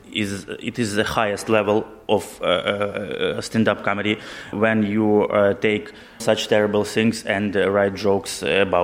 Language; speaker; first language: English; non-native, learner; Ukrainian